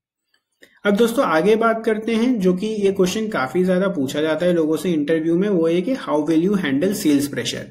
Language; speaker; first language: Hindi; native; Hindi